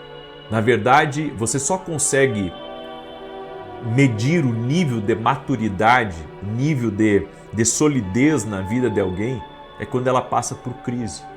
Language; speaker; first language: Portuguese; native; Portuguese